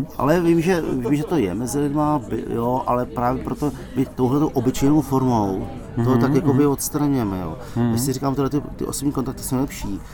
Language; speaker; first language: Czech; native; Czech